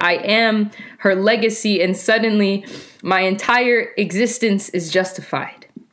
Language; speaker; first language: English; early bilingual, other home language; Spanish